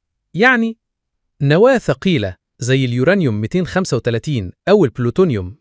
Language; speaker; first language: Arabic; native; Arabic